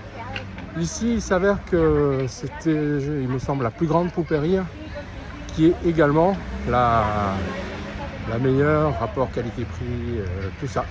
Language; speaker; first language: French; native; French